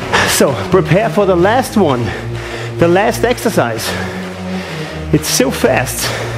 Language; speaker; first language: English; non-native, fluent; German